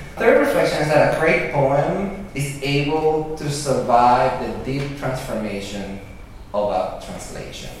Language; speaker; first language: English; early bilingual, other home language; Spanish